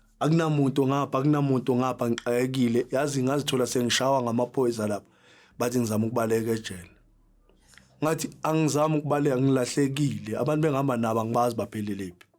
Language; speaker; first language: Zulu; native; Zulu